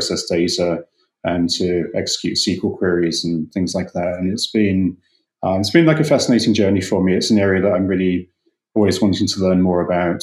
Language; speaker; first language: English; native; English